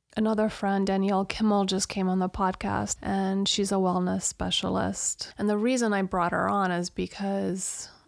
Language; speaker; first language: English; early bilingual, other home language; Romanian